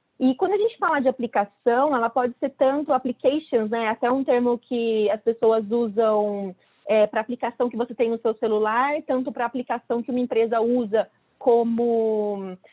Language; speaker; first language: Portuguese; native; Portuguese